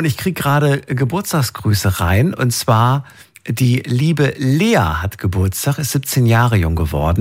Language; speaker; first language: German; native; German